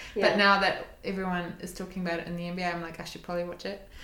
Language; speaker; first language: English; native; English